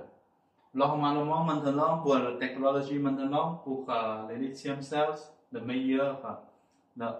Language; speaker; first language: French; non-native, fluent; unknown